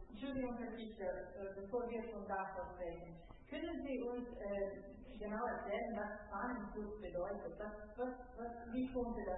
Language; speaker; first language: German; non-native, fluent; Italian